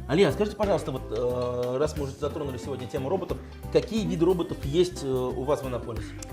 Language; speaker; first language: Russian; native; Russian